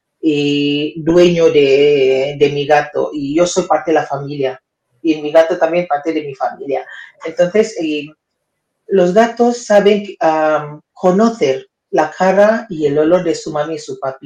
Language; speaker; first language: Spanish; non-native, fluent; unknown